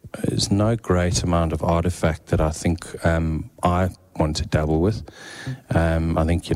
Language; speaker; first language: English; native; English